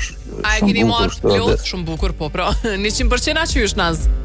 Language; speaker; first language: Albanian; native; Albanian